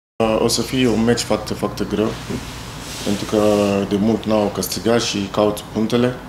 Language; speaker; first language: Romanian; non-native, fluent; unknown